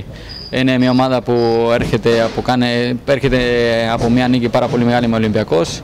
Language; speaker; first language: Greek; non-native, fluent; Spanish